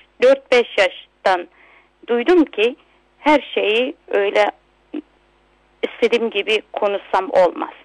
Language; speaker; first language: Turkish; non-native, local second language; Uyghur